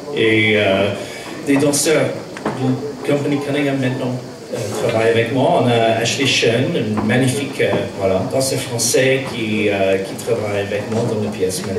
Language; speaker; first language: French; non-native, fluent; English